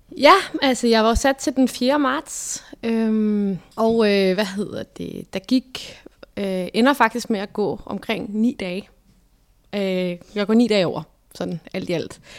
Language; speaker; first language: Danish; native; Danish